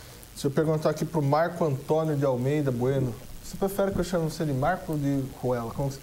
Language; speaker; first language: Portuguese; native; Portuguese